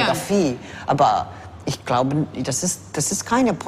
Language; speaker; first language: German; non-native, fluent; English